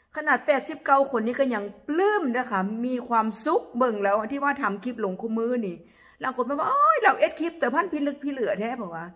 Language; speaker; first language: Northeastern Thai; non-native, local second language; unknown